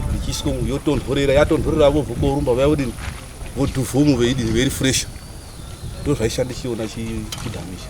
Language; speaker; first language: Shona; native; Shona